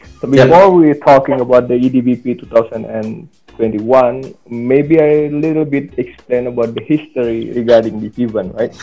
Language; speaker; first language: English; non-native, learner; Indonesian